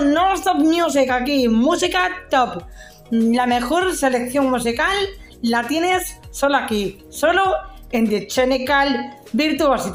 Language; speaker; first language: Spanish; native; Spanish